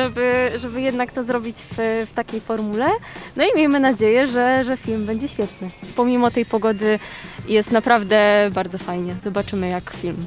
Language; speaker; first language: Polish; native; Polish